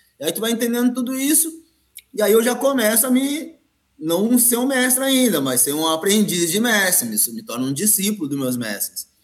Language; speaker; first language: Portuguese; native; Portuguese